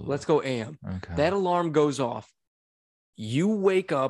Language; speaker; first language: English; native; English